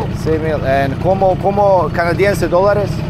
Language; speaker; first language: Spanish; non-native, learner; Serbian